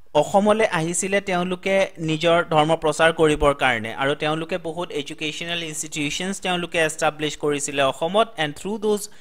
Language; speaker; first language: Assamese; native; Assamese